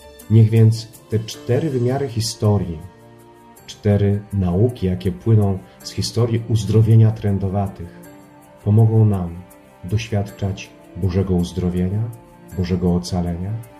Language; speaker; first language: Polish; native; Polish